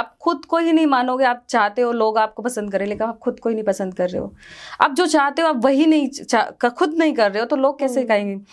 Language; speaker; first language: Hindi; native; Hindi